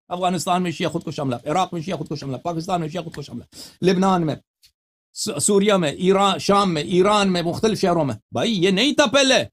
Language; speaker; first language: Urdu; non-native, fluent; Persian